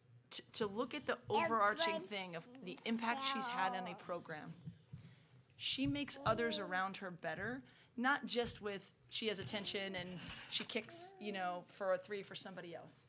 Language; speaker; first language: English; native; English